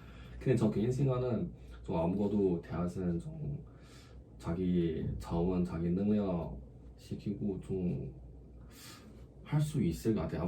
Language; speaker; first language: Korean; non-native, learner; Chinese